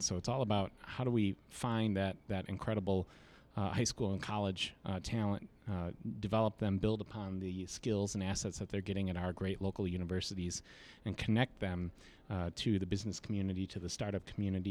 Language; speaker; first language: English; native; English